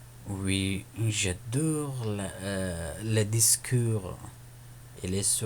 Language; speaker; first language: French; non-native, fluent; Persian